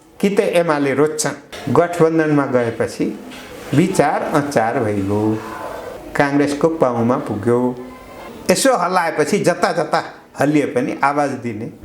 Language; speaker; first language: Nepali; native; Nepali